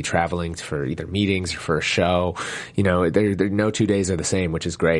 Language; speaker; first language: English; native; English